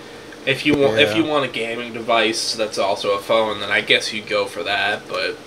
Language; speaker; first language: English; native; English